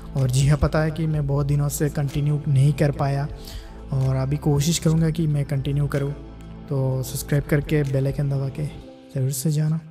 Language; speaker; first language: Hindi; native; Hindi